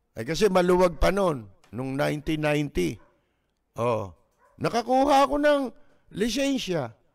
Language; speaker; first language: Filipino; native; Filipino